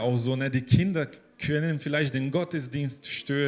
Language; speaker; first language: German; non-native, fluent; Portuguese